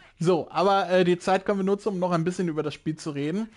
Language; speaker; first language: German; native; German